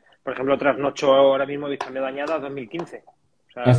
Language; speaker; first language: Spanish; native; Spanish